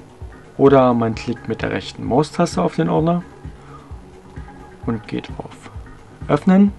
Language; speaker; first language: German; native; German